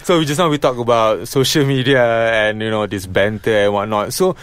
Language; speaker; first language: English; non-native, local second language; Malay